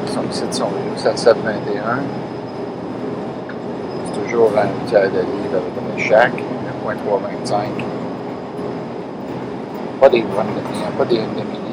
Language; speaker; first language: French; native; French